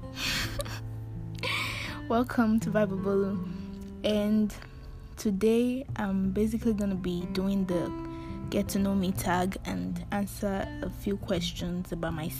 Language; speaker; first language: English; non-native, local second language; Yoruba